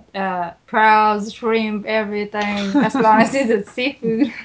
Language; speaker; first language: English; non-native, local second language; Filipino